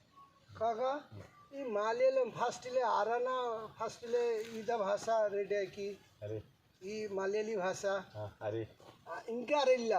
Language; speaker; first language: Malayalam; non-native, learner; Bangla